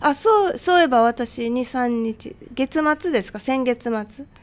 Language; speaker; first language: Japanese; early bilingual, other home language; Portuguese